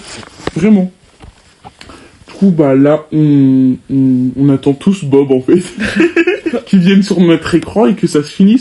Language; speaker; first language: French; native; French